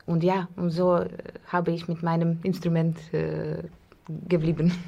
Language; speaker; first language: German; non-native, fluent; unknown